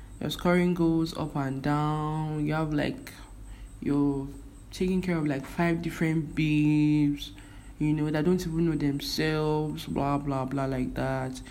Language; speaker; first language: English; non-native, local second language; Igbo